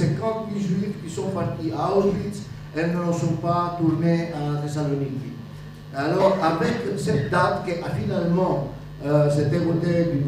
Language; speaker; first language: French; non-native, fluent; Greek